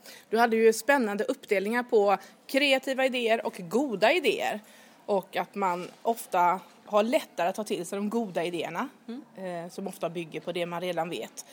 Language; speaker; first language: Swedish; native; Swedish